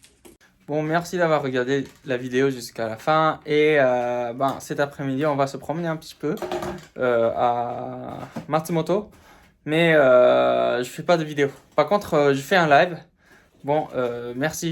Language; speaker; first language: French; non-native, fluent; Japanese